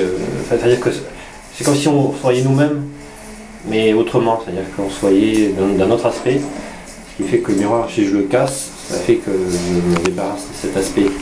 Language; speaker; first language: French; native; French